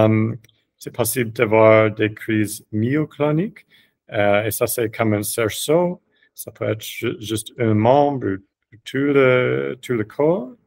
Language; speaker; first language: French; non-native, fluent; English